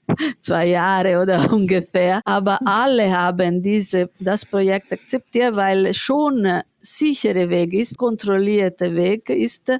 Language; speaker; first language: German; non-native, fluent; Italian